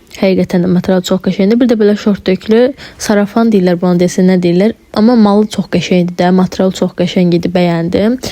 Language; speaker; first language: Azerbaijani; non-native, local second language; Talysh